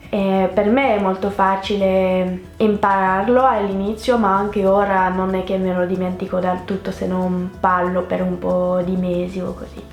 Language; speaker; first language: Italian; non-native, fluent; French